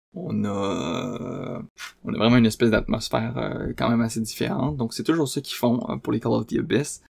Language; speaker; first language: French; native; French